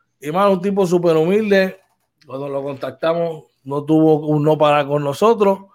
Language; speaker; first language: Spanish; native; Spanish